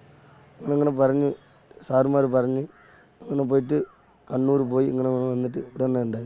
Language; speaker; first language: Malayalam; non-native, local second language; Tamil